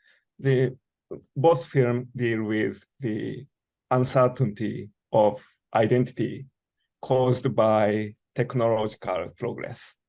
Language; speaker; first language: English; non-native, learner; Japanese